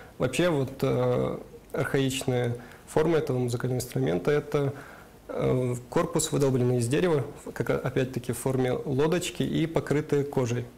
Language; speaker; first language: Russian; non-native, local second language; Karachay-Balkar